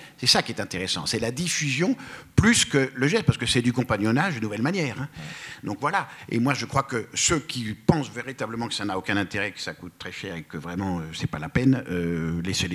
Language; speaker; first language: French; native; French